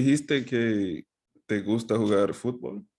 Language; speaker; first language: Spanish; non-native, fluent; English